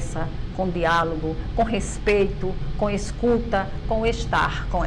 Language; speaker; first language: Portuguese; native; Portuguese